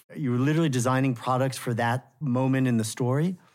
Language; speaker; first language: English; native; English